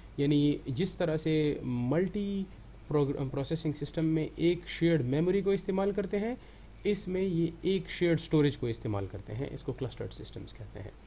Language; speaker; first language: Urdu; non-native, local second language; Pashto